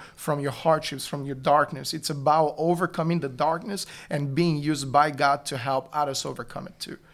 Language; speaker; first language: English; non-native, fluent; Bulgarian